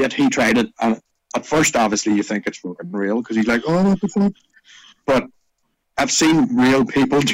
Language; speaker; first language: English; native; English